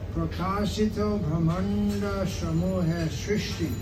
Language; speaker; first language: Bangla; non-native, fluent; English